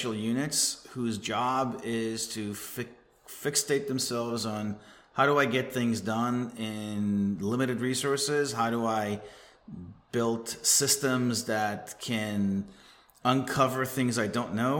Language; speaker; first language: English; non-native, fluent; Hebrew